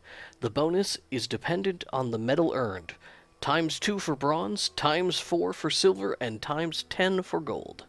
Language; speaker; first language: English; native; English